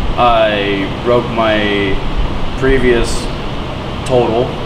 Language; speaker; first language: English; native; English